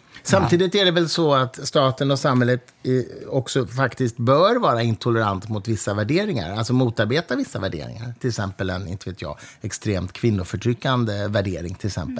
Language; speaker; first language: Swedish; native; Swedish